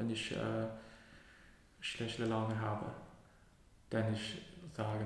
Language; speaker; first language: German; non-native, learner; Cantonese